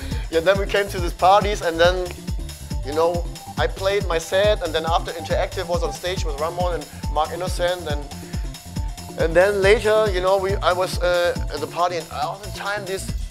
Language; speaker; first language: English; non-native, fluent; German